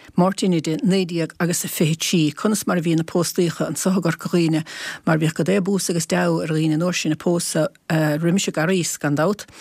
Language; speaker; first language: Irish; native; Irish